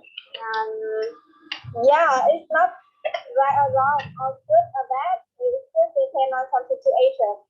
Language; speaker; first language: English; non-native, learner; Vietnamese